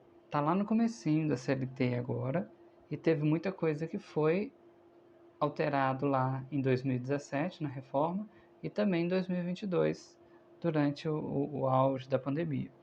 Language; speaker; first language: Portuguese; native; Portuguese